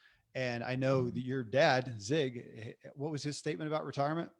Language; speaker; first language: English; native; English